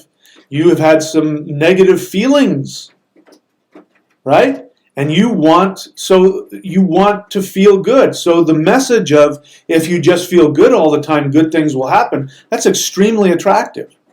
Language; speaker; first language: English; native; English